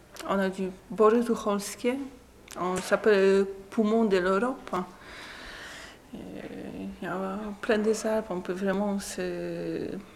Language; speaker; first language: French; non-native, fluent; Polish